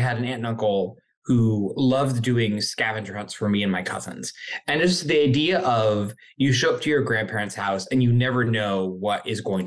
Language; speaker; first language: English; native; English